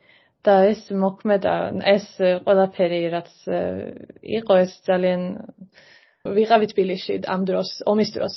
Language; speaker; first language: Georgian; non-native, fluent; Swedish